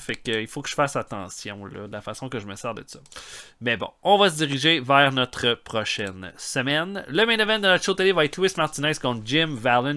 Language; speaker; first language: French; native; French